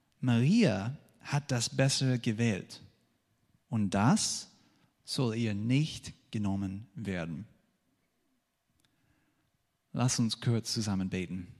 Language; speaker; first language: German; non-native, fluent; English